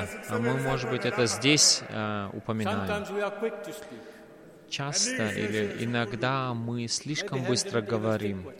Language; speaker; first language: Russian; non-native, fluent; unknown